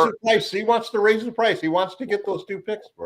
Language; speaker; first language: English; native; English